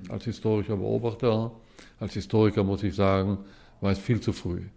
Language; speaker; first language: German; early bilingual, heritage; Hebrew